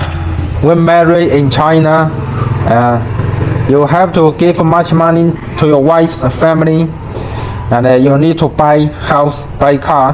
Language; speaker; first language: English; non-native, fluent; Chinese